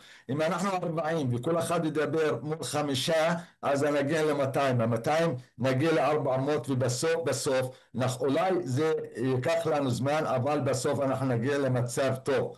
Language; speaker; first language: Hebrew; non-native, local second language; Arabic